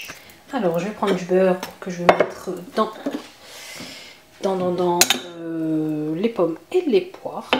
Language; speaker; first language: French; native; French